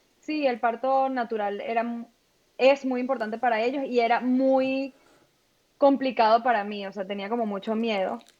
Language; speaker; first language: Spanish; native; Spanish